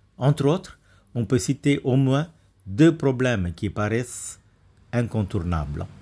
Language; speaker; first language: French; non-native, fluent; Tamil